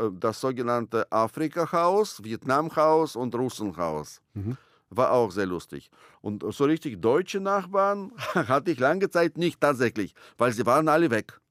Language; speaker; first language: German; non-native, fluent; Russian